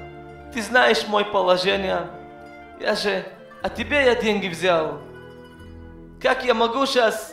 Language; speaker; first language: Russian; non-native, learner; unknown